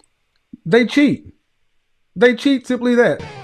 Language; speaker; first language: English; native; English